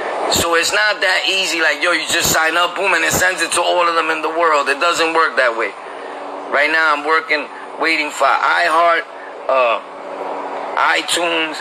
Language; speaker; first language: English; early bilingual, other home language; Spanish